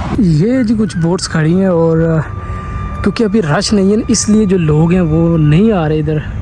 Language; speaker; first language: Urdu; non-native, local second language; Punjabi